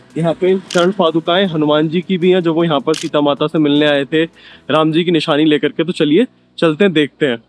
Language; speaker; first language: Hindi; native; Hindi